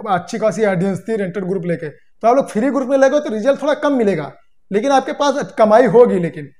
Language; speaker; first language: Hindi; native; Hindi